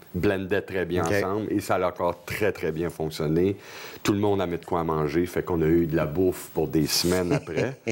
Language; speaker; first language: French; native; French